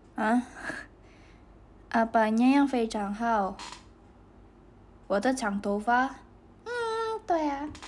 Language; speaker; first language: Chinese; non-native, learner; Indonesian